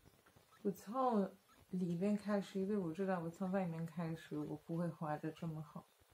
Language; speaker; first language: Chinese; non-native, fluent; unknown